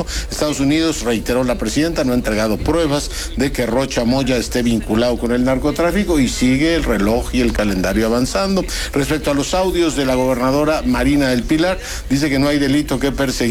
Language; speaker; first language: Spanish; native; Spanish